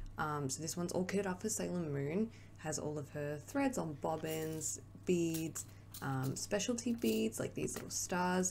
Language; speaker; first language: English; native; English